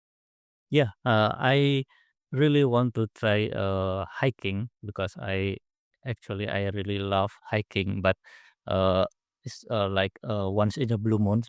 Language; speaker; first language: English; non-native, learner; Indonesian